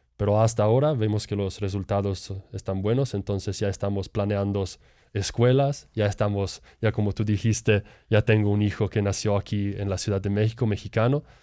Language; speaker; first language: Spanish; non-native, fluent; Italian